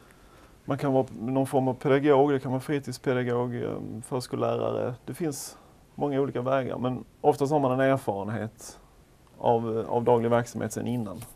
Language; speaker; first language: Swedish; native; Swedish